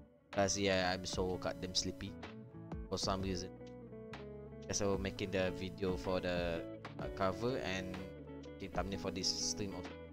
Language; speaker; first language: English; non-native, local second language; Malay